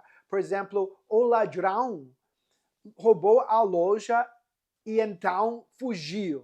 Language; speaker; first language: Portuguese; non-native, fluent; English